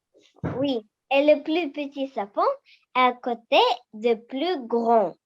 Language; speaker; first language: French; non-native, learner; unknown